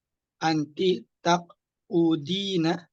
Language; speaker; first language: Arabic; non-native, learner; Indonesian